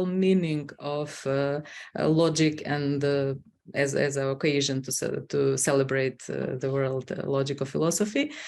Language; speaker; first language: English; non-native, fluent; Macedonian